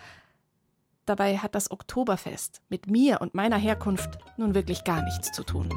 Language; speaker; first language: German; native; German